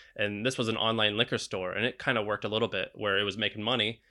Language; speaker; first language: English; native; English